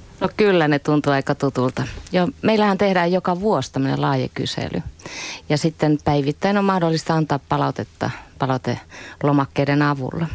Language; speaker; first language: Finnish; native; Finnish